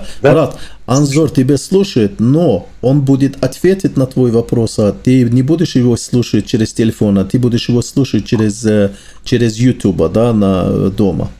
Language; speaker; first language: Russian; non-native, learner; Azerbaijani